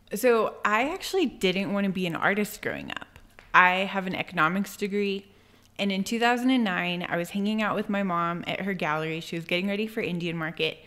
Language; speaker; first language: English; native; English